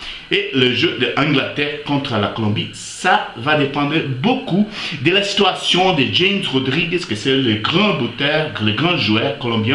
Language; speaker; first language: French; non-native, fluent; Portuguese